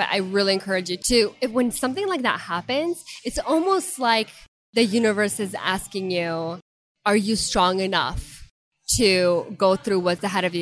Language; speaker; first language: English; non-native, fluent; Russian